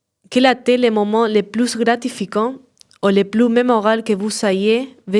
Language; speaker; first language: French; non-native, learner; Spanish